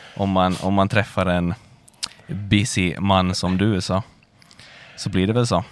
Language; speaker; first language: Swedish; native; Swedish